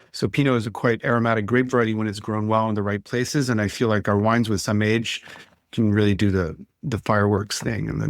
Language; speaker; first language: English; non-native, fluent; French